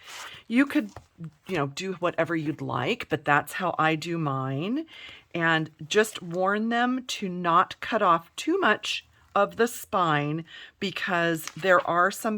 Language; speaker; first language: English; native; English